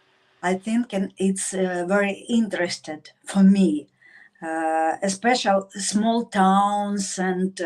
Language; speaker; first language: English; non-native, learner; Russian